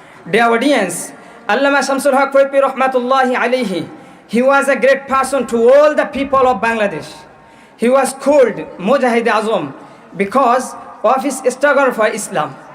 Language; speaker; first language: English; non-native, local second language; Bangla